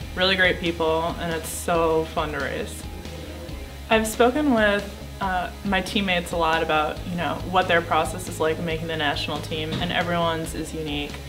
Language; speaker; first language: English; native; English